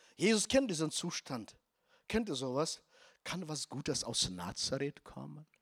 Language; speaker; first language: German; non-native, fluent; Russian